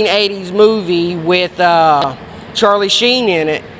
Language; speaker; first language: English; native; English